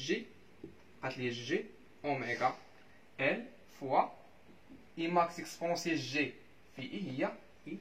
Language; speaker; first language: French; non-native, local second language; Arabic